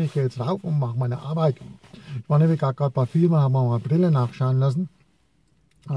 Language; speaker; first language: German; native; German